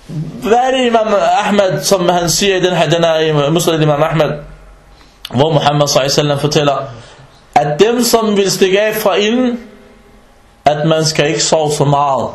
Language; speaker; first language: Danish; early bilingual, other home language; Arabic